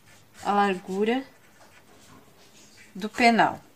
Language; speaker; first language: Portuguese; native; Portuguese